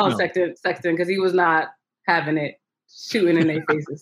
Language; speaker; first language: English; native; English